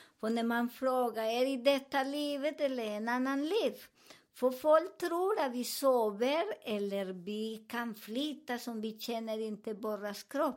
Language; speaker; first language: Swedish; non-native, learner; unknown